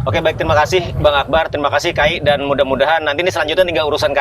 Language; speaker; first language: Indonesian; native; Indonesian